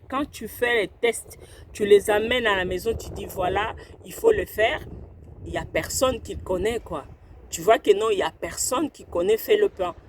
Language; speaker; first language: French; non-native, local second language; Lingala